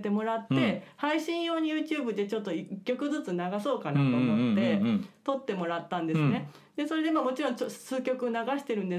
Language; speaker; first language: Japanese; native; Japanese